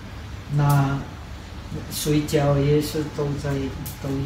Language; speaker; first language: Chinese; non-native, fluent; Czech